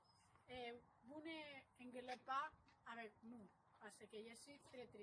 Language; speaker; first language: French; non-native, learner; Spanish